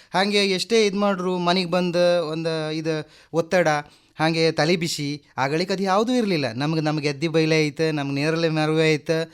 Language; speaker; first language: Kannada; native; Kannada